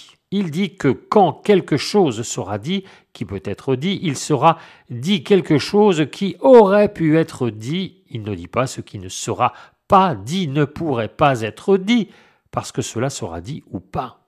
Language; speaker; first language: French; native; French